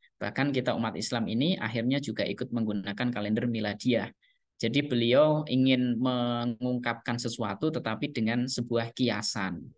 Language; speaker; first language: Indonesian; non-native, local second language; Javanese